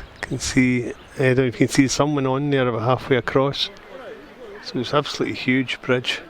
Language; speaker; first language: English; native; English